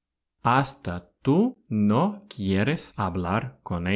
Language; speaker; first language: Spanish; non-native, fluent; Russian